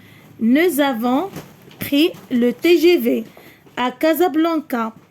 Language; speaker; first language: French; non-native, local second language; Arabic